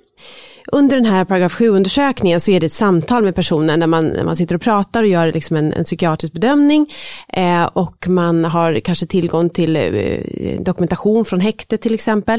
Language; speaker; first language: Swedish; native; Swedish